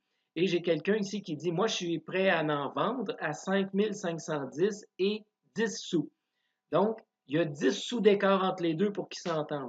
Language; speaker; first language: French; native; French